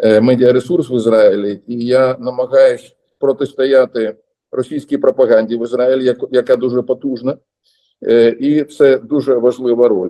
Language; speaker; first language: Ukrainian; non-native, local second language; Russian